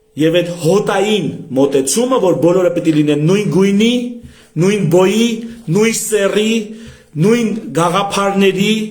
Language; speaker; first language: Armenian; native; Armenian